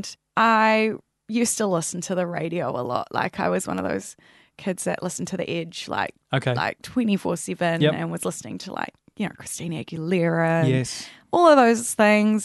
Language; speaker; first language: English; native; English